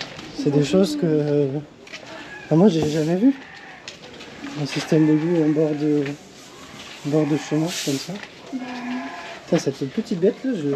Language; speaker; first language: French; native; French